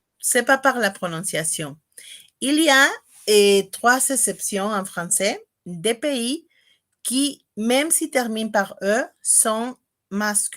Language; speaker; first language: French; non-native, fluent; Spanish